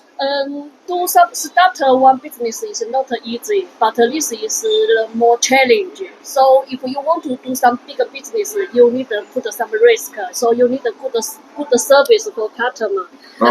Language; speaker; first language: English; non-native, learner; Chinese